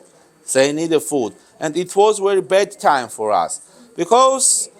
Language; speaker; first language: English; non-native, learner; Georgian